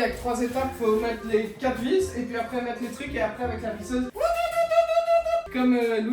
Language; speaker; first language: French; native; French